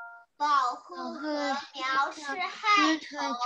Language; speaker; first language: Chinese; early bilingual, heritage; Chinese